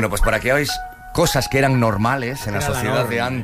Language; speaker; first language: Spanish; native; Spanish